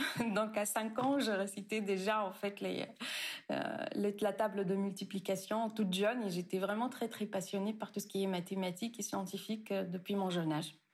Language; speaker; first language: French; non-native, local second language; Arabic